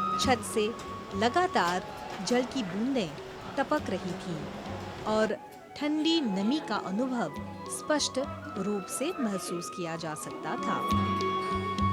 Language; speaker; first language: Hindi; non-native, local second language; Morisyen